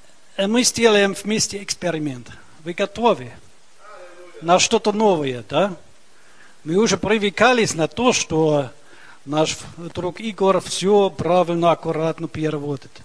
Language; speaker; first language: Russian; early bilingual, heritage; Russian